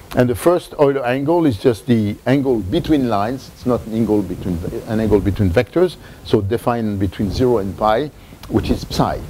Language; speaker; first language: English; non-native, fluent; French